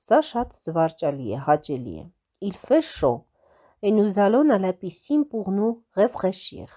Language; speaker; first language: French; non-native, fluent; Armenian